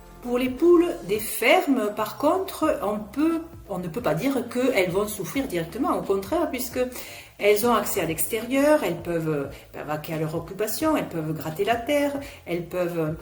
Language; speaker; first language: French; native; French